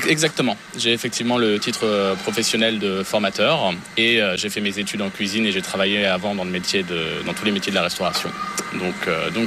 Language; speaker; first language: French; native; French